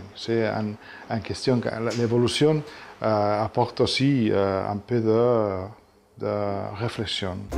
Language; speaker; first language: French; non-native, fluent; Catalan